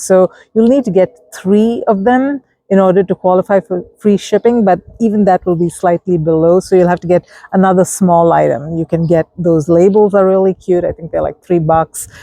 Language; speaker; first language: English; native; English